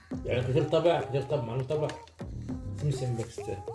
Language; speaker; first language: Arabic; non-native, learner; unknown